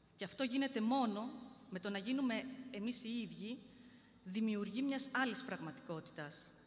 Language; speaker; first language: Greek; early bilingual, heritage; Greek